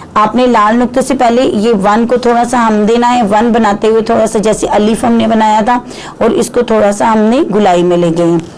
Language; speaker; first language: Urdu; non-native, local second language; Punjabi